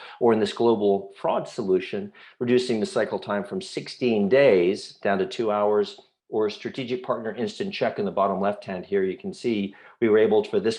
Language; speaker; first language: English; native; English